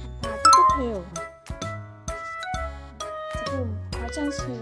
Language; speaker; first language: Korean; non-native, learner; Vietnamese